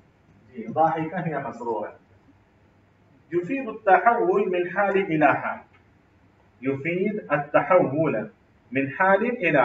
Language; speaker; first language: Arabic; non-native, fluent; Urdu